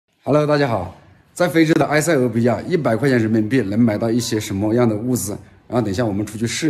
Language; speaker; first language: Chinese; native; Chinese